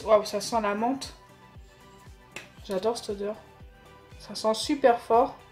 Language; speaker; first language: French; native; French